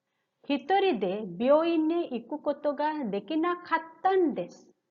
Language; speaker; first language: Japanese; non-native, fluent; Hindi